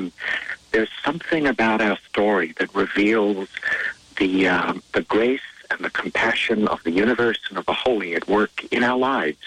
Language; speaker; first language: English; native; English